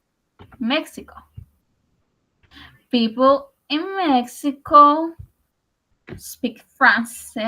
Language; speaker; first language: English; non-native, learner; Spanish